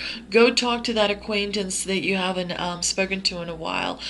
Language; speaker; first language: English; native; English